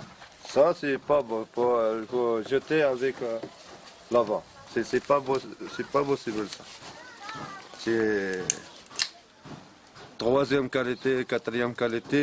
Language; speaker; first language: French; non-native, learner; Arabic